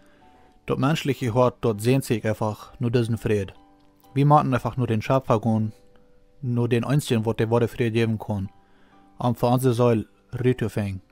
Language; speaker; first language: German; non-native, learner; Plautdietsch